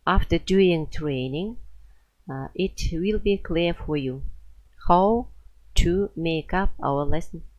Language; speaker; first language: English; non-native, fluent; Kazakh